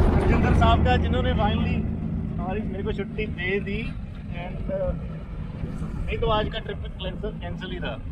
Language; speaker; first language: Hindi; non-native, local second language; Punjabi